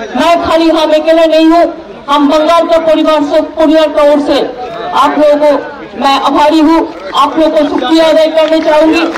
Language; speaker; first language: Hindi; non-native, local second language; Bangla